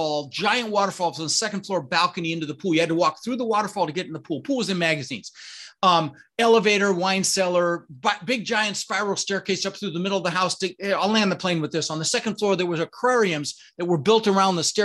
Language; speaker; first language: English; early bilingual, other home language; Dutch